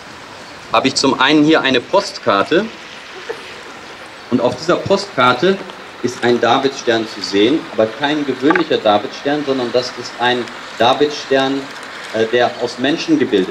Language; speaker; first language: German; native; German